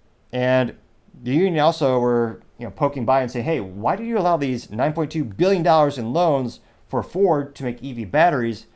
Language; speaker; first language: English; native; English